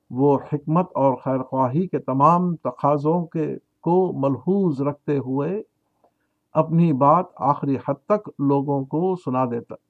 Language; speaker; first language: Urdu; native; Urdu